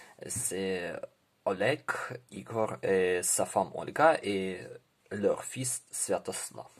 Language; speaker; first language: French; non-native, learner; Ukrainian